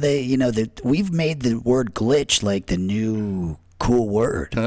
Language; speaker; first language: English; native; English